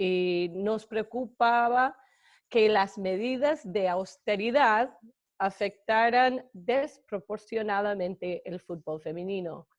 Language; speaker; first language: Spanish; non-native, fluent; English